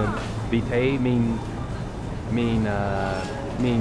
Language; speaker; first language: Vietnamese; non-native, learner; English